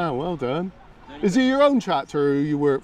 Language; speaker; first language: English; native; English